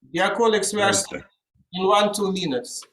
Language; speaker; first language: English; non-native, fluent; Russian